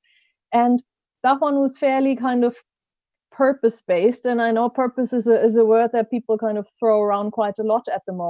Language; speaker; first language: English; non-native, fluent; German